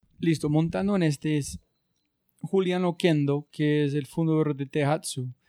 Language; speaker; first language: Spanish; non-native, learner; English